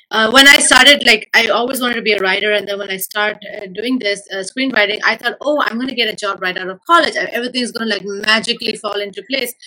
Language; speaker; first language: English; non-native, local second language; Malayalam